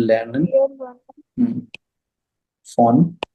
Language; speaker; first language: German; non-native, fluent; Hindi